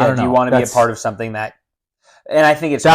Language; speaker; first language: English; native; English